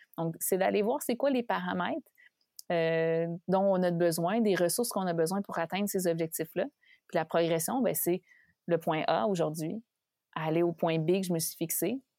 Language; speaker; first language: French; native; French